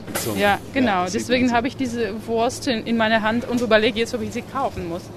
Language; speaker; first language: German; non-native, fluent; Belarusian